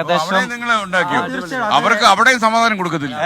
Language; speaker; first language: Malayalam; native; Malayalam